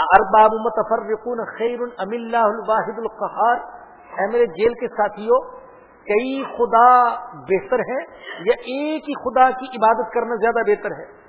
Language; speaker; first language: Urdu; non-native, local second language; Punjabi